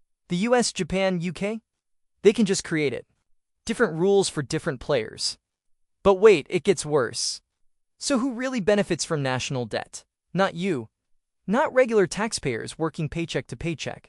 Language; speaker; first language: English; native; English